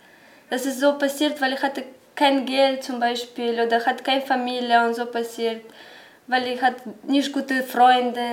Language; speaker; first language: German; non-native, learner; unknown